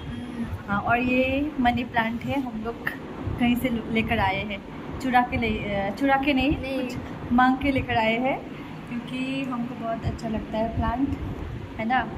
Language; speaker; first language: Hindi; non-native, local second language; Nepali